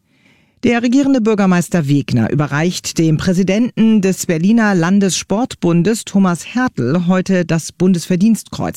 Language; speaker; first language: German; native; German